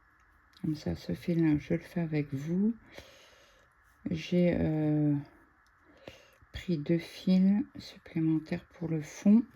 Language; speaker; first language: French; native; French